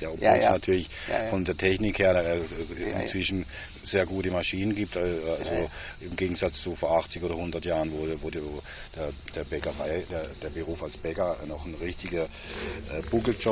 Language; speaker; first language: German; native; German